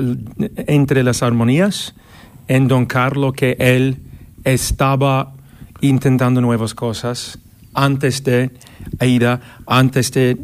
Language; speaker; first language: Spanish; non-native, fluent; English